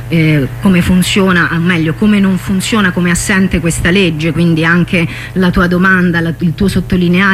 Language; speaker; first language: Italian; native; Italian